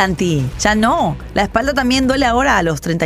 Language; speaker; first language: Spanish; native; Spanish